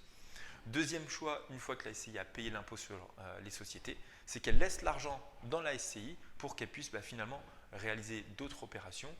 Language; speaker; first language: French; native; French